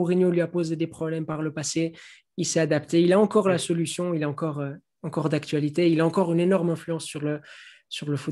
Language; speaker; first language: French; native; French